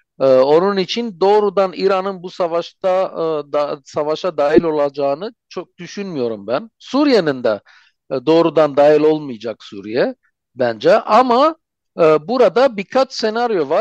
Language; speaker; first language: Turkish; non-native, fluent; Armenian